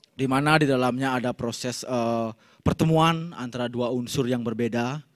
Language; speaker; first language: Indonesian; native; Indonesian